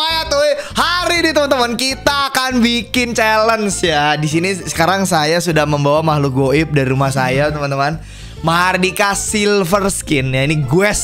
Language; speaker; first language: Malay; non-native, local second language; Sundanese